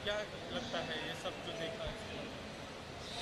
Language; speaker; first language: Hindi; native; Hindi